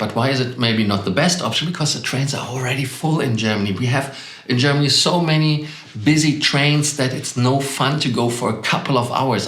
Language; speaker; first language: English; non-native, fluent; German